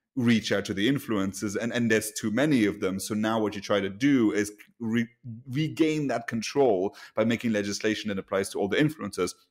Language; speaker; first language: English; non-native, fluent; Luxembourgish